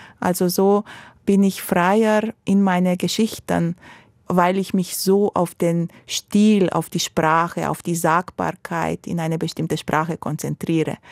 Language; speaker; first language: German; non-native, fluent; Romanian